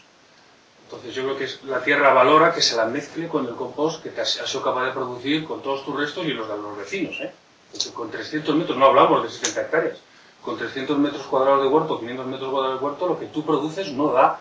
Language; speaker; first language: Spanish; native; Spanish